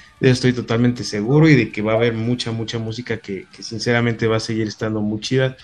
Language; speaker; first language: Spanish; native; Spanish